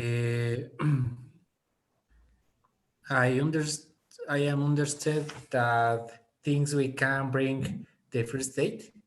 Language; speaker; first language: English; non-native, learner; Spanish